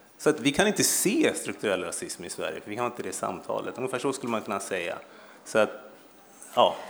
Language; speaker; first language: Swedish; early bilingual, other home language; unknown